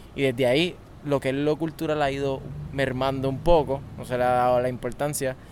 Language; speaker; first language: Spanish; native; Spanish